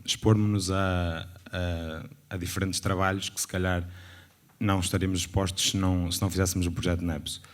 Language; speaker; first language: Portuguese; native; Portuguese